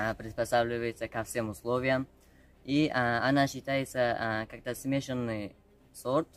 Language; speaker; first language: Russian; non-native, local second language; Uzbek